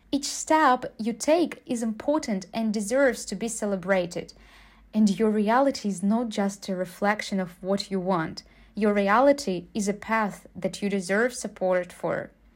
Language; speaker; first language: English; non-native, fluent; Ukrainian